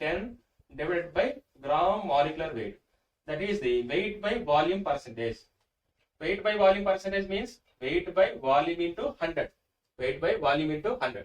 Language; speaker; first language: English; non-native, local second language; Telugu